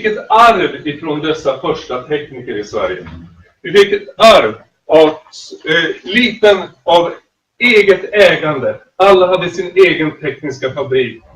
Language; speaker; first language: Swedish; native; Swedish